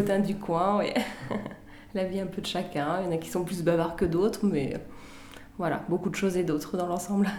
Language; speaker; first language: French; native; French